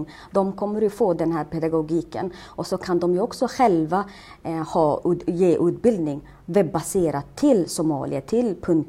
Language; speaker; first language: Swedish; non-native, fluent; Somali